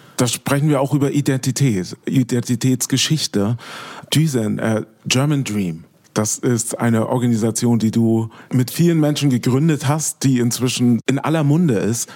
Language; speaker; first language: German; native; German